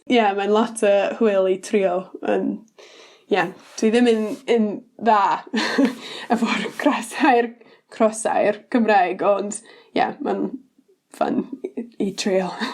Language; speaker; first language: Welsh; non-native, learner; English